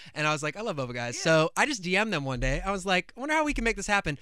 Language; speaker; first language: English; native; English